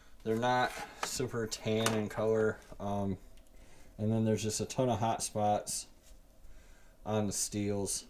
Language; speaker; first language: English; native; English